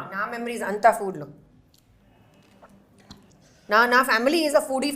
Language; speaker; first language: Telugu; non-native, local second language; Hindi